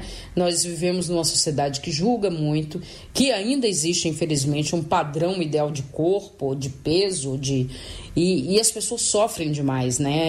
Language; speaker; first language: Portuguese; native; Portuguese